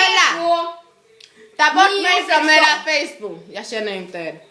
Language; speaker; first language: Swedish; early bilingual, other home language; Spanish